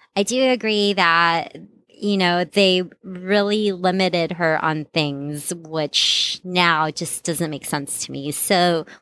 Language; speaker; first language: English; non-native, local second language; Filipino